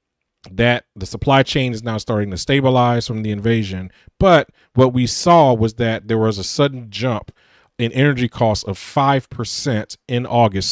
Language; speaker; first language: English; native; English